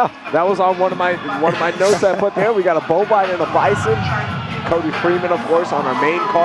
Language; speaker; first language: English; native; English